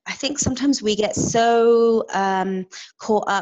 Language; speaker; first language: English; native; English